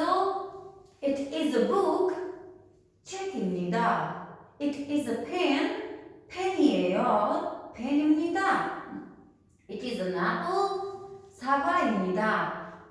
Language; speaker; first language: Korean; non-native, fluent; Albanian